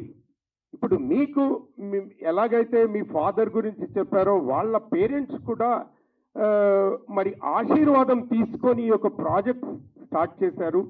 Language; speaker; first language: Telugu; native; Telugu